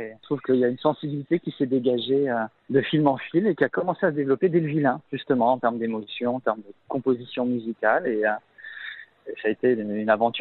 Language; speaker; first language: French; native; French